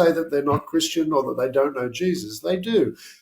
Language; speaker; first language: English; native; English